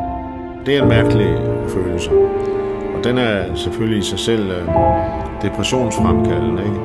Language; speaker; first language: Danish; native; Danish